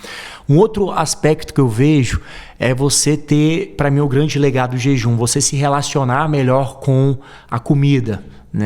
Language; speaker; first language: Portuguese; native; Portuguese